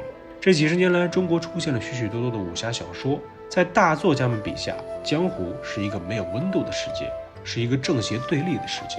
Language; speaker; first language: Chinese; native; Chinese